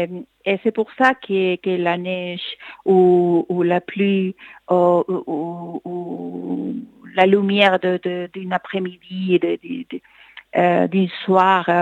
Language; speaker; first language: French; non-native, fluent; Spanish